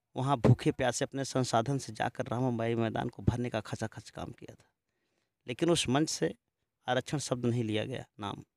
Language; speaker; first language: Hindi; native; Hindi